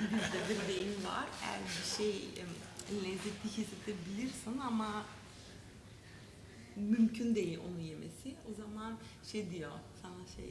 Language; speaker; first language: Turkish; non-native, learner; Macedonian